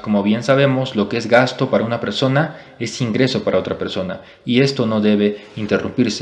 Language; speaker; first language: Spanish; native; Spanish